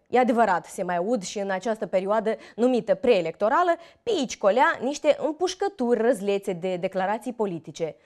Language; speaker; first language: Romanian; native; Romanian